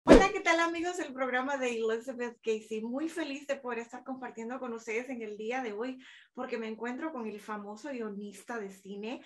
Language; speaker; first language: Spanish; native; Spanish